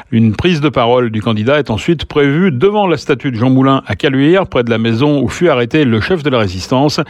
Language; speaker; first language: French; native; French